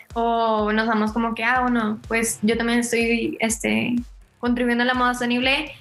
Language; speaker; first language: Spanish; native; Spanish